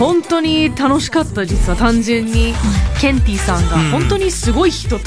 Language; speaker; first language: Japanese; non-native, learner; English